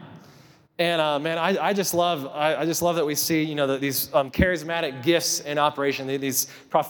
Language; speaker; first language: English; native; English